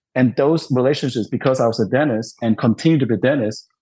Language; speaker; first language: English; non-native, local second language; Cantonese